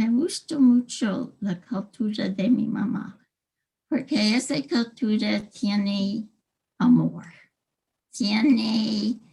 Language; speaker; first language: Spanish; early bilingual, heritage; English